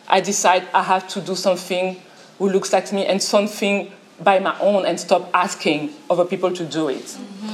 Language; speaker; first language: English; non-native, fluent; French